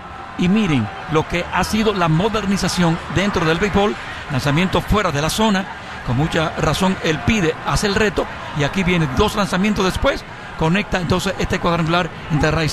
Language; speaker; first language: Spanish; native; Spanish